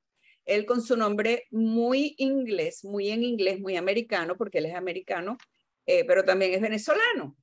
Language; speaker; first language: Spanish; native; Spanish